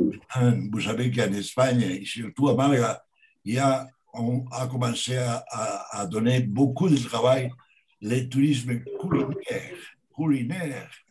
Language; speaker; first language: French; non-native, learner; Spanish